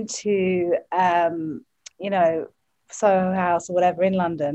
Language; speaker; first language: English; native; English